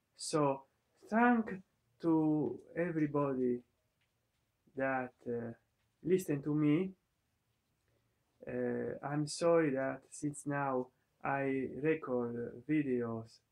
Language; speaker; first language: English; non-native, learner; Italian